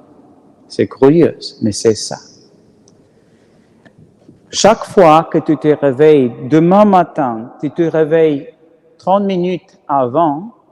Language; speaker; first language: French; non-native, learner; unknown